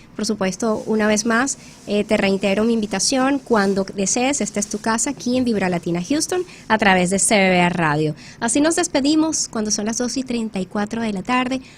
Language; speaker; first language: Spanish; native; Spanish